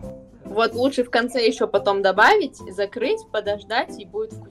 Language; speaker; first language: Russian; native; Russian